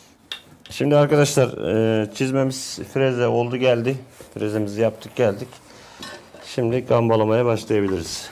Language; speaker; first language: Turkish; native; Turkish